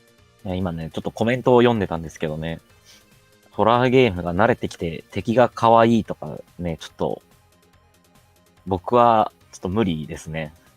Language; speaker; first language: Japanese; native; Japanese